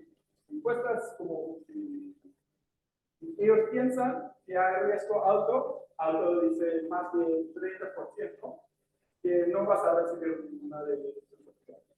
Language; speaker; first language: Spanish; non-native, fluent; English